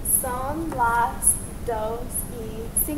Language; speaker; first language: Spanish; non-native, learner; English